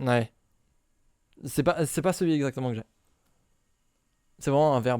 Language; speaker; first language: French; native; French